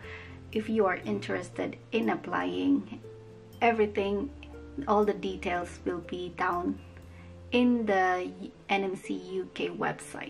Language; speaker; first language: English; non-native, local second language; Filipino